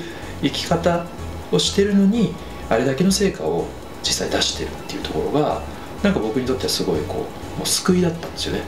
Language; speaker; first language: Japanese; native; Japanese